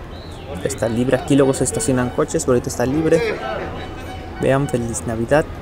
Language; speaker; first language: Spanish; native; Spanish